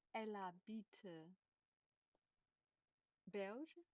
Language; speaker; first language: French; non-native, learner; Chinese